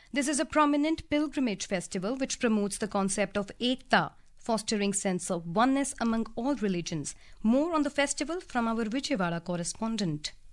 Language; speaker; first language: English; non-native, local second language; Hindi